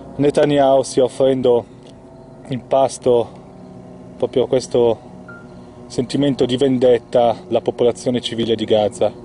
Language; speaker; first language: Italian; native; Italian